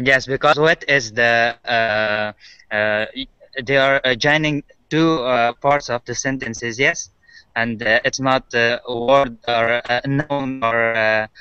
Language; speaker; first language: English; non-native, learner; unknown